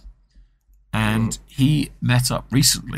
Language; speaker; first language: English; native; English